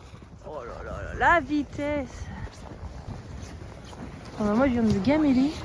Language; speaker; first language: French; native; French